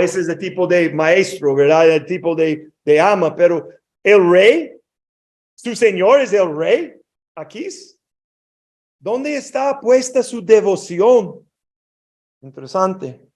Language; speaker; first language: Spanish; non-native, fluent; English